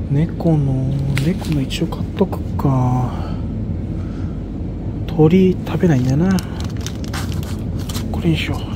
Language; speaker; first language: Japanese; native; Japanese